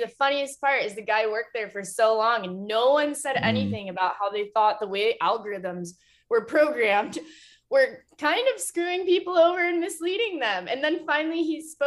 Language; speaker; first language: English; native; English